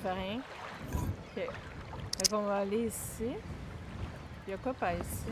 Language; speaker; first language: French; native; French